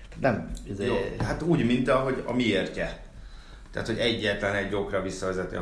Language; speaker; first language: Hungarian; native; Hungarian